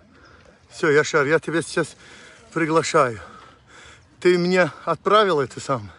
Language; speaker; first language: Russian; non-native, local second language; Azerbaijani